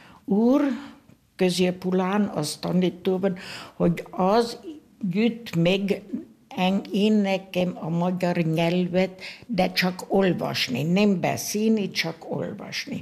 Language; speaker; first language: Hungarian; non-native, local second language; German